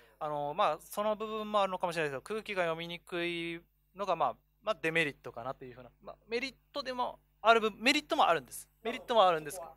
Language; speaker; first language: Japanese; native; Japanese